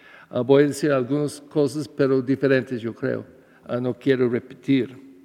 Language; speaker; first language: Spanish; non-native, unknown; English